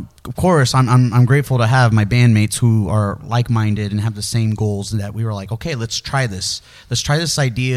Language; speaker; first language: English; early bilingual, other home language; Spanish